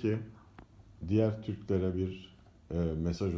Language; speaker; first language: Turkish; native; Turkish